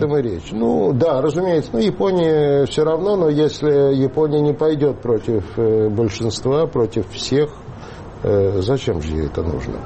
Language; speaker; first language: Russian; native; Russian